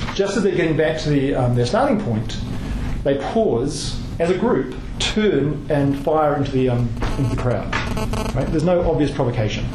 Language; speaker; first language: English; native; English